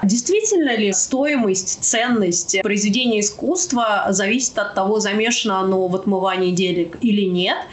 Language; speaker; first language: Russian; native; Russian